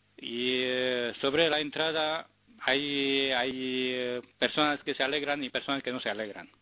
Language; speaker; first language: Spanish; non-native, fluent; Romanian